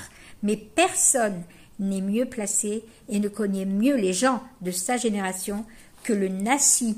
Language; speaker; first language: French; native; French